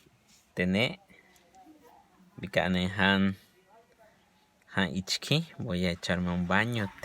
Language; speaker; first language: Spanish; non-native, local second language; Yucateco